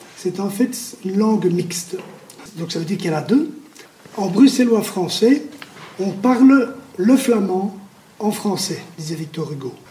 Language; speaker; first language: French; native; French